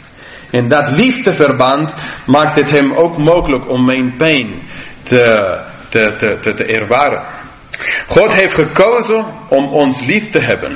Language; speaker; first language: Dutch; non-native, fluent; English